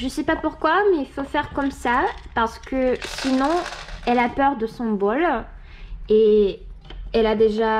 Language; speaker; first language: French; non-native, fluent; Russian